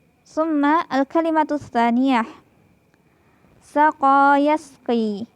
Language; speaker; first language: Arabic; non-native, fluent; Indonesian